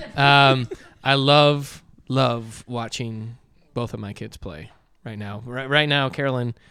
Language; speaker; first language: English; native; English